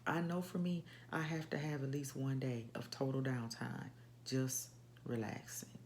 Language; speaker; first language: English; native; English